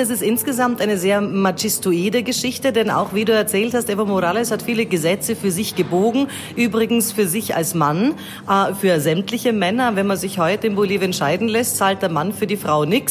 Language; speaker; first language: German; native; German